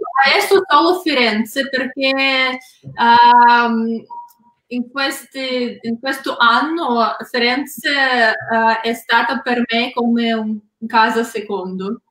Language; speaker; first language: Italian; non-native, learner; Russian